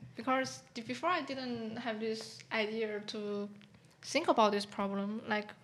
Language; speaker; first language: English; non-native, fluent; Chinese